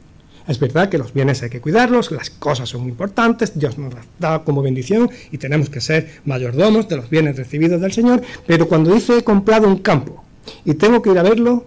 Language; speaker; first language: Spanish; native; Spanish